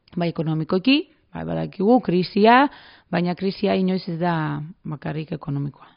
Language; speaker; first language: Basque; non-native, fluent; Greek